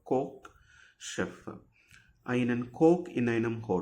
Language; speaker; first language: German; non-native, fluent; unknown